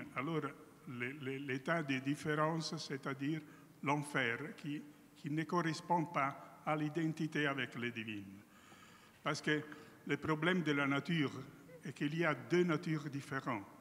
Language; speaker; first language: French; non-native, fluent; Italian